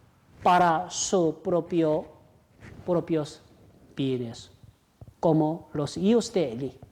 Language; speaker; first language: Spanish; non-native, fluent; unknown